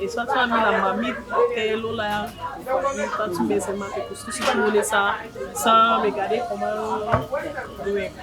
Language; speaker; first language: French; non-native, local second language; English